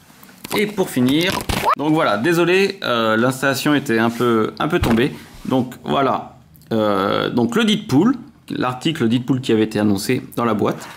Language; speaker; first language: French; native; French